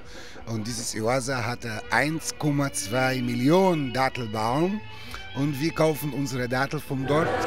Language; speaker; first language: German; non-native, learner; Arabic